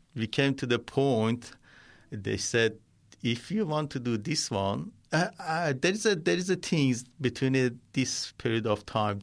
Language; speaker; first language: English; non-native, learner; Persian